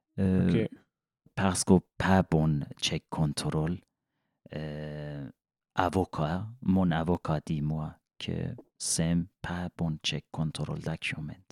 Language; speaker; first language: French; non-native, learner; Persian